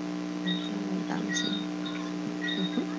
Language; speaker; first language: English; non-native, learner; Spanish